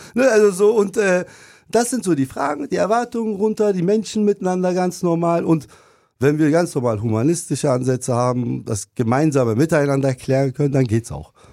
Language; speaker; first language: German; non-native, fluent; Turkish